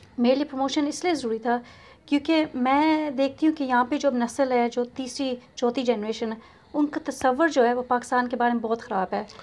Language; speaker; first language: Urdu; native; Urdu